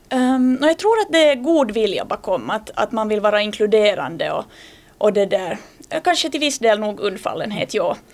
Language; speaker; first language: Swedish; native; Swedish